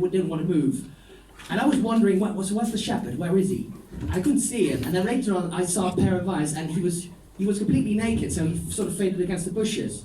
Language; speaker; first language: English; non-native, fluent; Dutch